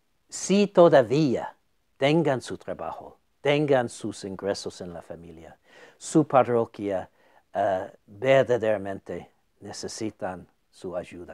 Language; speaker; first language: Spanish; non-native, fluent; English